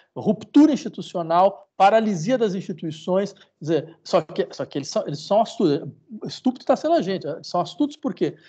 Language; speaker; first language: Portuguese; native; Portuguese